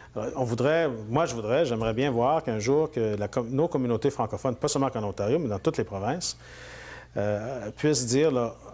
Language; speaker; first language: French; native; French